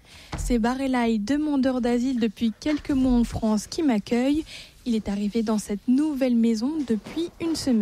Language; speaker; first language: French; native; French